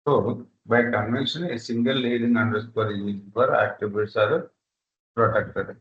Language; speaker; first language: English; non-native, local second language; Telugu